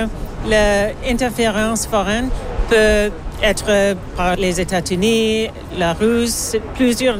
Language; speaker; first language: French; non-native, learner; English